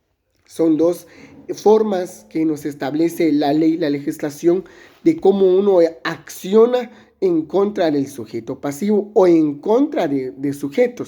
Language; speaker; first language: Spanish; native; Spanish